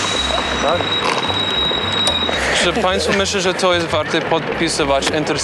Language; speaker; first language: Polish; non-native, learner; English